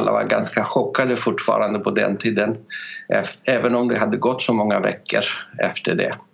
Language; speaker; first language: Swedish; non-native, fluent; Greek